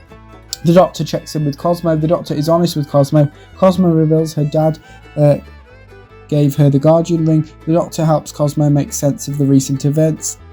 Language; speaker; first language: English; native; English